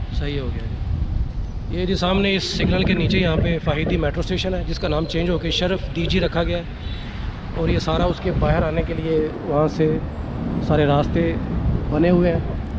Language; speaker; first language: Urdu; non-native, local second language; Punjabi